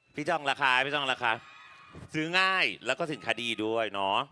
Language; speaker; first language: Thai; native; Thai